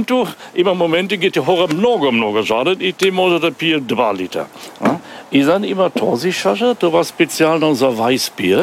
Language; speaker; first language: Bulgarian; non-native, learner; German